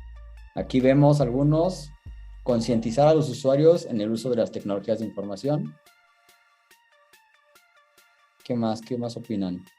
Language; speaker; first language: Spanish; native; Spanish